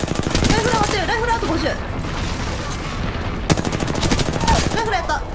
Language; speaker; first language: Japanese; native; Japanese